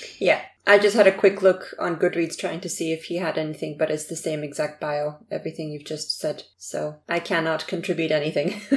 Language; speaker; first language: English; early bilingual, other home language; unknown